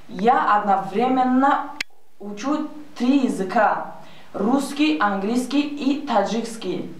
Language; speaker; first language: Russian; non-native, learner; Tajik